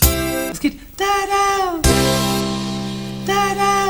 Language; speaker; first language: German; native; German